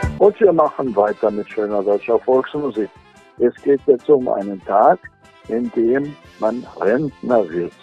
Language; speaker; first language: German; early bilingual, heritage; Portuguese